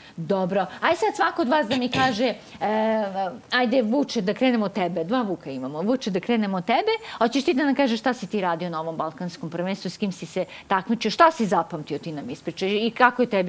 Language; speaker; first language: Croatian; native; Croatian